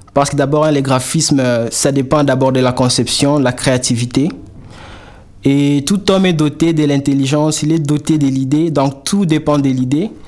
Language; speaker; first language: French; non-native, local second language; Swahili